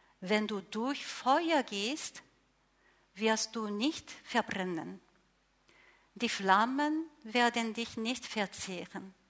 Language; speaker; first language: German; non-native, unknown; Japanese